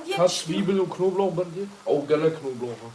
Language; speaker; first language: German; early bilingual, other home language; Kurdish